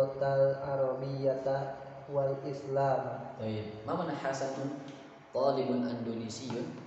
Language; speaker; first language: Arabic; non-native, fluent; Indonesian